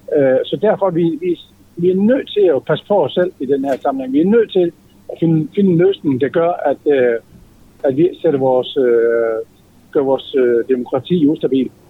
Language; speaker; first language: Danish; native; Danish